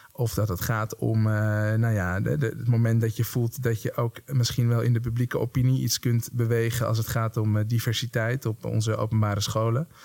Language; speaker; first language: Dutch; native; Dutch